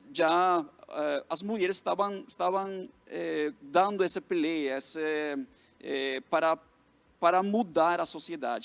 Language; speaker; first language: Portuguese; non-native, fluent; Norwegian